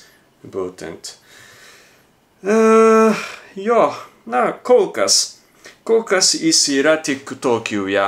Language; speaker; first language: Lithuanian; non-native, learner; Japanese